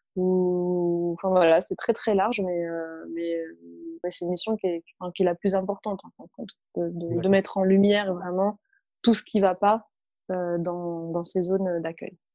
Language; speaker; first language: French; early bilingual, other home language; Arabic